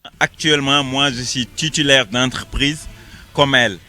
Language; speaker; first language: French; non-native, local second language; Serer